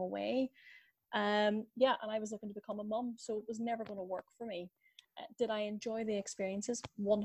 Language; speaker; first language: English; native; English